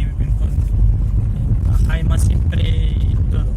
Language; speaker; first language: Spanish; non-native, learner; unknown